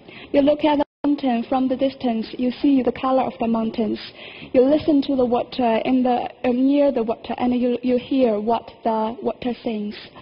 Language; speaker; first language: English; non-native, fluent; Chinese